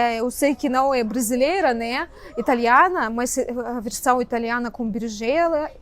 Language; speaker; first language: Portuguese; non-native, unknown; Russian